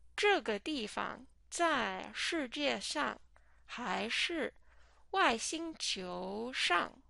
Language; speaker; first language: Chinese; non-native, fluent; English